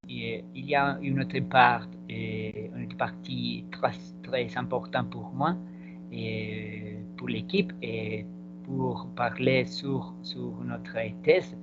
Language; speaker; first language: French; non-native, learner; Spanish